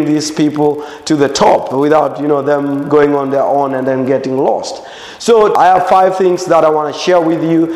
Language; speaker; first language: English; non-native, local second language; Swahili